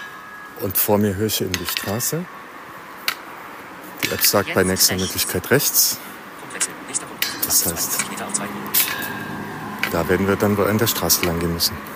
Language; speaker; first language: German; native; German